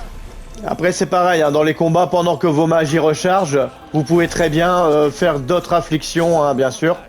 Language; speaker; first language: French; native; French